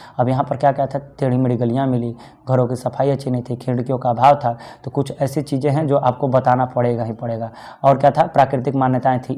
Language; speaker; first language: Hindi; native; Hindi